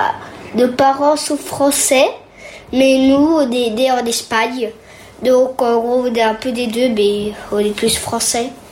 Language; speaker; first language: French; early bilingual, heritage; French